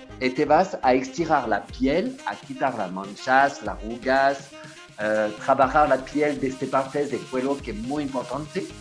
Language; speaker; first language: Spanish; non-native, learner; French